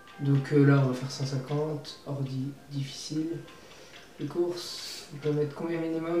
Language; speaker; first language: French; native; French